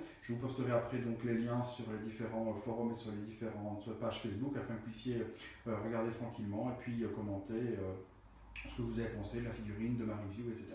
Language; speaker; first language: French; native; French